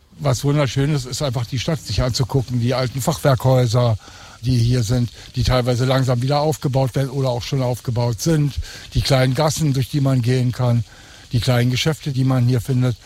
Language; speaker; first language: German; native; German